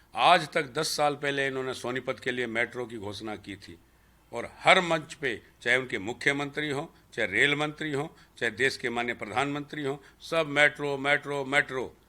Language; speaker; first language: Hindi; native; Hindi